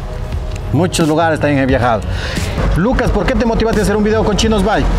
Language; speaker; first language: Spanish; native; Spanish